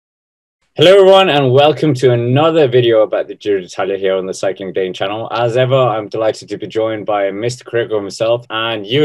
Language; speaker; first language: English; non-native, fluent; Danish